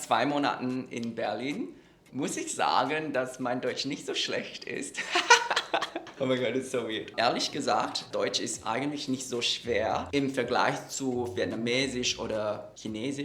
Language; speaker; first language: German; non-native, learner; English